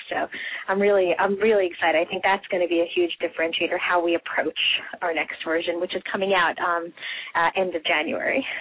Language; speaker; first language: English; native; English